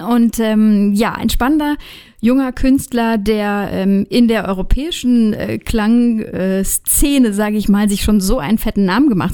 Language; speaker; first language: German; native; German